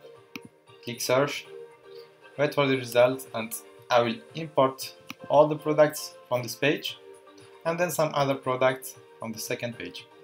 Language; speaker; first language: English; non-native, fluent; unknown